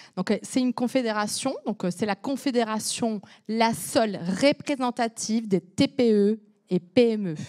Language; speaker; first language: French; non-native, fluent; Spanish